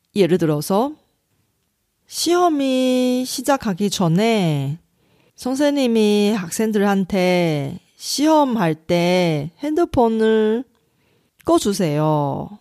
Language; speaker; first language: Korean; non-native, fluent; Chinese